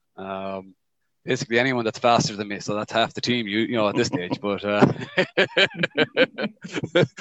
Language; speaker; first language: English; native; English